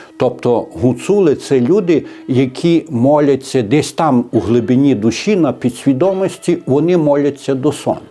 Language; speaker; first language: Ukrainian; native; Ukrainian